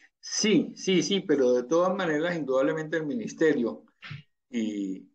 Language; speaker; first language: Spanish; native; Spanish